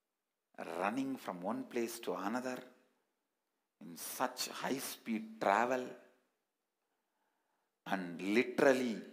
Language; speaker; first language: English; non-native, local second language; Tamil